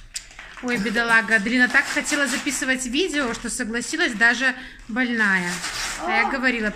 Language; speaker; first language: Russian; native; Russian